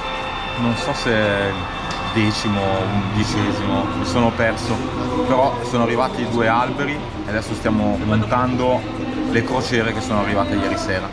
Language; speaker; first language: Italian; native; Italian